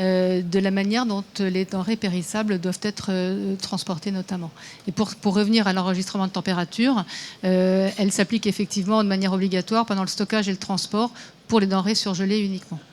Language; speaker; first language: French; native; French